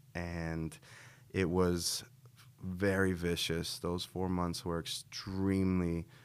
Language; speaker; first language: English; native; English